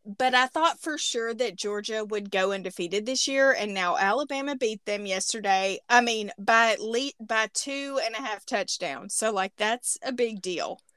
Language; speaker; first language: English; native; English